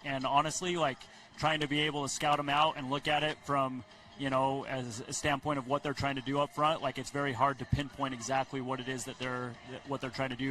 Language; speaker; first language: English; native; English